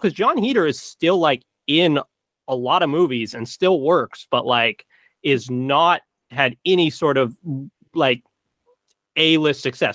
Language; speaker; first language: English; native; English